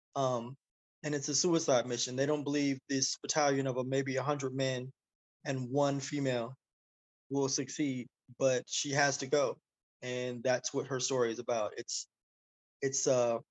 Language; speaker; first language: English; native; English